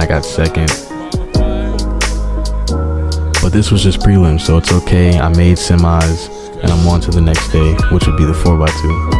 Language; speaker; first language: English; native; English